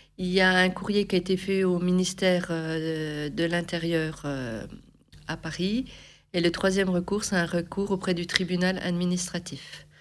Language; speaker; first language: French; native; French